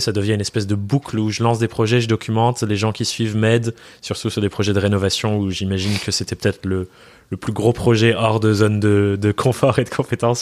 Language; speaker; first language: French; native; French